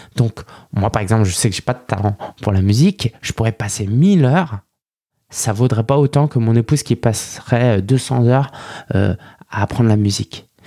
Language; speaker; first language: French; early bilingual, other home language; Chinese